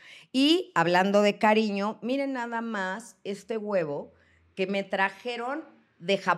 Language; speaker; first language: Spanish; native; Spanish